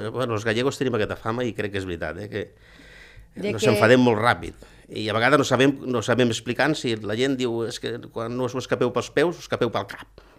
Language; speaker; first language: Catalan; early bilingual, other home language; Galician